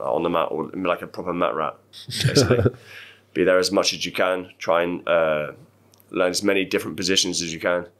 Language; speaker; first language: English; native; English